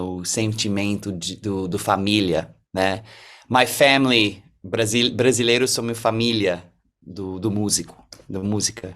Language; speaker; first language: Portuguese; early bilingual, heritage; English